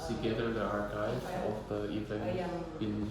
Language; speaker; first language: English; non-native, learner; Indonesian